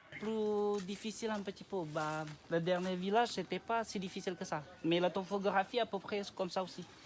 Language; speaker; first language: French; non-native, learner; Indonesian